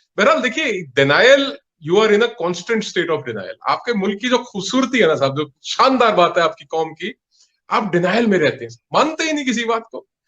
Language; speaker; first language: Hindi; non-native, local second language; Punjabi